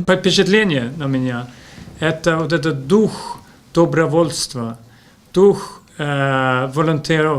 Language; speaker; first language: Russian; non-native, fluent; Swedish